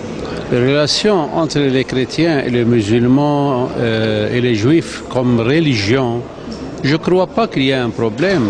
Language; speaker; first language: French; non-native, fluent; Arabic